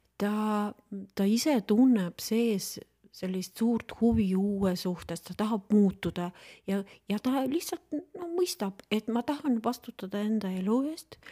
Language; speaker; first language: Estonian; non-native, local second language; Russian